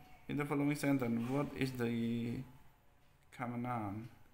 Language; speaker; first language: English; non-native, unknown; Indonesian